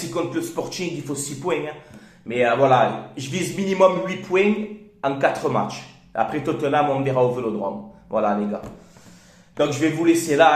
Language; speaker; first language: French; native; French